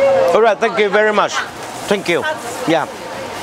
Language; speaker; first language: English; non-native, learner; Vietnamese